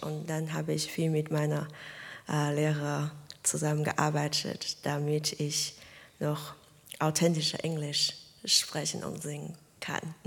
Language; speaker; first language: German; non-native, fluent; Chinese